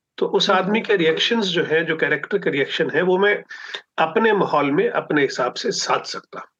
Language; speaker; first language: Hindi; non-native, local second language; Punjabi